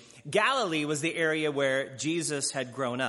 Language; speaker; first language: English; native; English